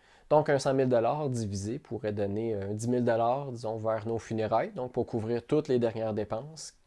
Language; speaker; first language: French; native; French